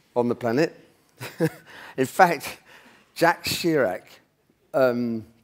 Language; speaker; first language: English; native; English